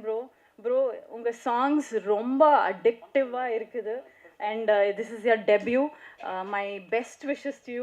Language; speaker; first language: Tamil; non-native, learner; Kannada